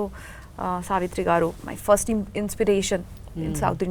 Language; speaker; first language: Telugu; non-native, learner; Bangla